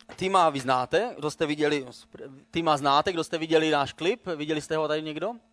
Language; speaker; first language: Czech; native; Czech